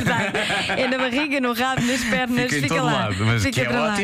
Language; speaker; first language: Portuguese; native; Portuguese